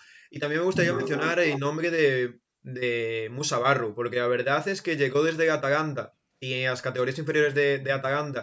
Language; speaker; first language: Spanish; native; Spanish